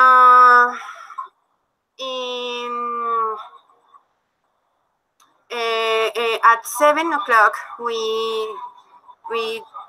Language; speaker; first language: English; non-native, learner; Spanish